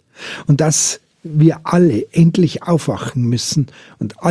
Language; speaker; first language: German; native; German